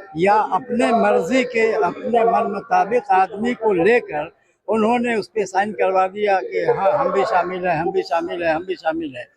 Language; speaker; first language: Urdu; native; Urdu